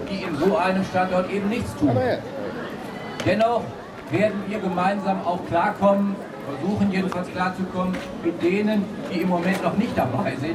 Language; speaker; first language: German; native; German